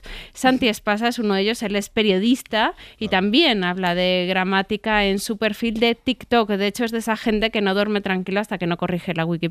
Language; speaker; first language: Spanish; native; Spanish